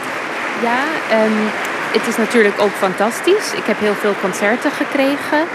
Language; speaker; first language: Dutch; early bilingual, heritage; English